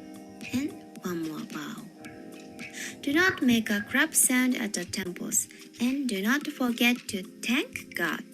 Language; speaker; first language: English; non-native, learner; Japanese